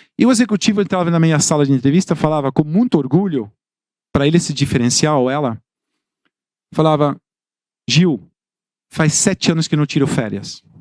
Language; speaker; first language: Portuguese; non-native, fluent; Dutch